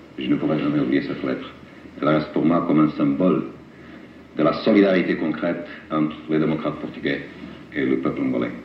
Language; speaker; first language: French; non-native, fluent; Portuguese